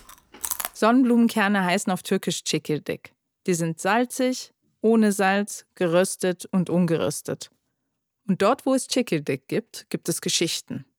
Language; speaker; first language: German; early bilingual, other home language; Turkish